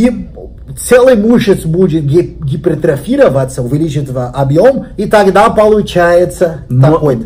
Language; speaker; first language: Russian; non-native, learner; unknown